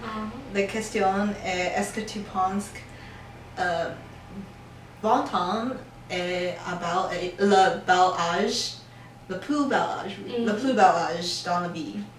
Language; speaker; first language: French; non-native, learner; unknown